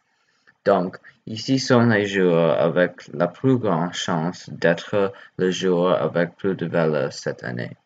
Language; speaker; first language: French; non-native, learner; English